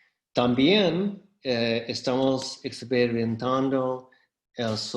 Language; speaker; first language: Spanish; non-native, fluent; English